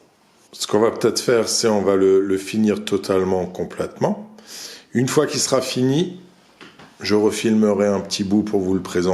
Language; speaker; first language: French; native; French